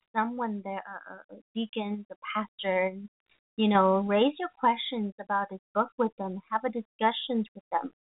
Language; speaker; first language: English; non-native, fluent; Vietnamese